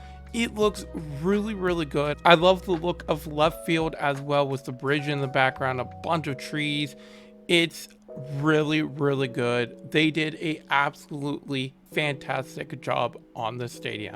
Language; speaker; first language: English; native; English